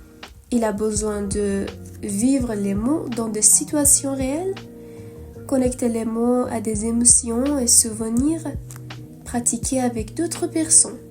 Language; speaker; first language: French; non-native, fluent; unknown